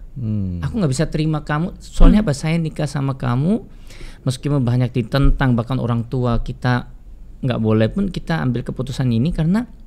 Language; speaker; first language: Indonesian; non-native, fluent; Korean